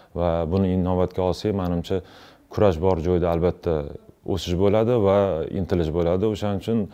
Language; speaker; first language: Uzbek; non-native, local second language; Russian